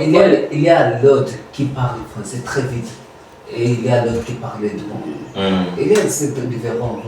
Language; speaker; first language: French; non-native, learner; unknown